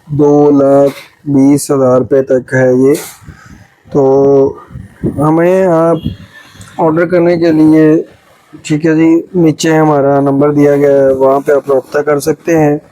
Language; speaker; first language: Urdu; non-native, local second language; Punjabi